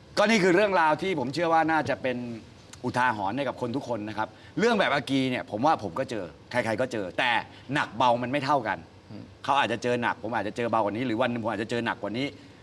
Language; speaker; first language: Thai; native; Thai